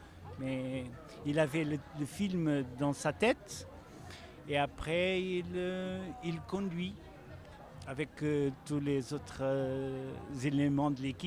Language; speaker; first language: French; non-native, learner; Portuguese